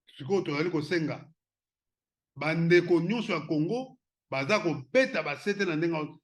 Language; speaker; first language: Lingala; non-native, local second language; Kongo